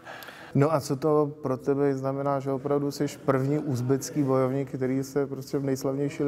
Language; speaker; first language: Czech; native; Czech